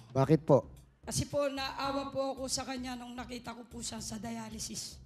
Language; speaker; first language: Filipino; native; Filipino